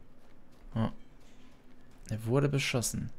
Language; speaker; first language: German; native; German